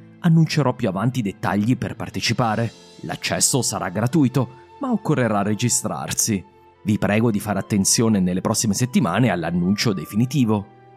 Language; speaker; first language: Italian; native; Italian